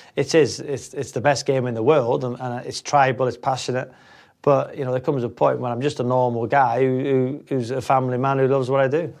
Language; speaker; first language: English; native; English